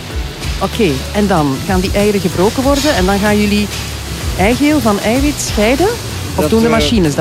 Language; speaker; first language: Dutch; native; Dutch